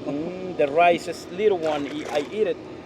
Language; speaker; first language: English; non-native, learner; Spanish